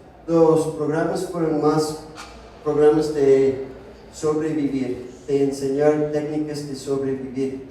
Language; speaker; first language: Spanish; non-native, fluent; English